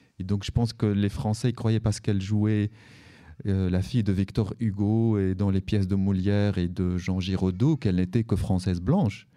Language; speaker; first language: French; non-native, local second language; Arabic